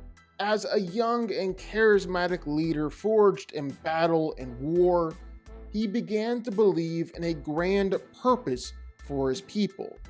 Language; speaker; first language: English; native; English